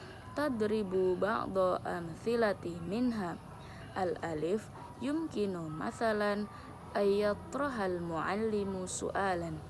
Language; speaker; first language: Arabic; non-native, learner; Indonesian